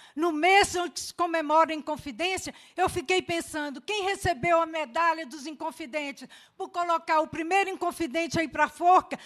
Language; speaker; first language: Portuguese; native; Portuguese